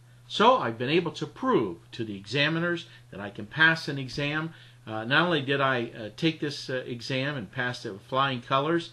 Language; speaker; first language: English; native; English